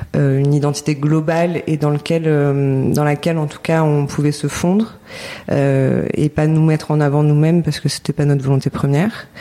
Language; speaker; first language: French; native; French